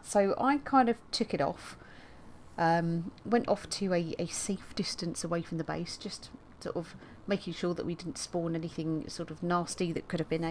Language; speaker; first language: English; native; English